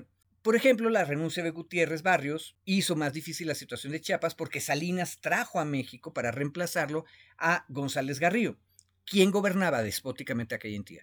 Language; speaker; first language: Spanish; native; Spanish